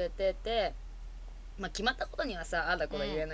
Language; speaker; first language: Japanese; native; Japanese